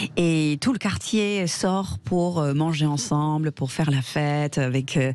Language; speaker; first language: French; non-native, fluent; English